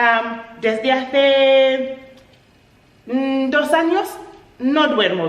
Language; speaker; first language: Spanish; non-native, fluent; English